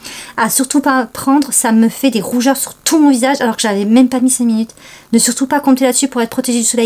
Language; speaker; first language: French; native; French